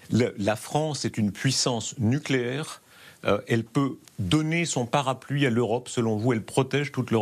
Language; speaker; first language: French; native; French